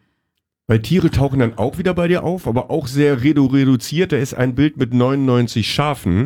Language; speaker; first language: German; native; German